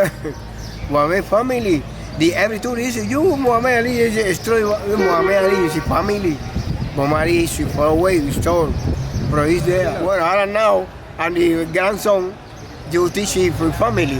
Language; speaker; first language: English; non-native, learner; Spanish